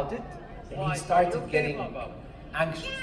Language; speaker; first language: English; non-native, fluent; Arabic